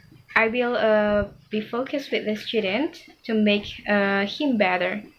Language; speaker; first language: English; non-native, fluent; Indonesian